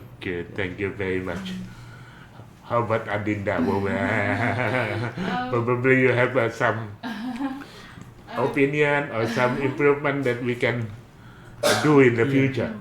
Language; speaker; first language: English; non-native, learner; Indonesian